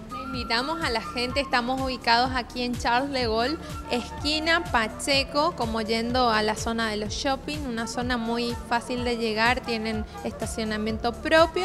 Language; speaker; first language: Spanish; native; Spanish